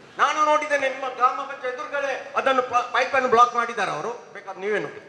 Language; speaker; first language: Kannada; native; Kannada